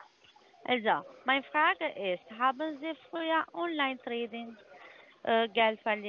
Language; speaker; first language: German; non-native, learner; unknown